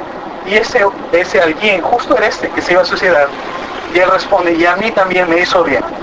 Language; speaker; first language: Spanish; native; Spanish